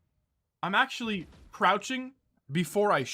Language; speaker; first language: English; native; English